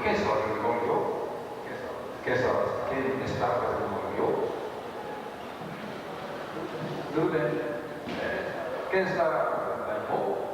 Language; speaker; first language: Portuguese; non-native, learner; Japanese